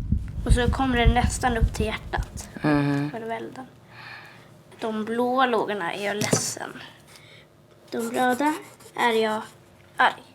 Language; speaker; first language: Swedish; native; Swedish